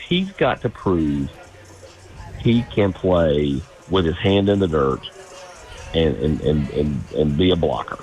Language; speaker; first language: English; native; English